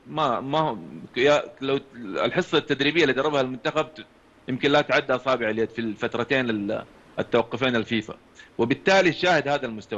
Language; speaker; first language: Arabic; native; Arabic